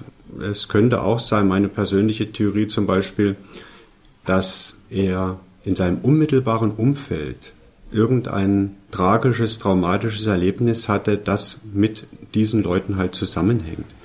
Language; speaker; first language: German; native; German